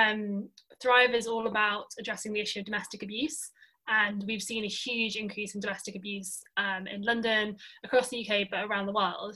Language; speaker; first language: English; native; English